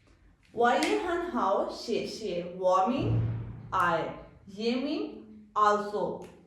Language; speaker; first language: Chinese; non-native, fluent; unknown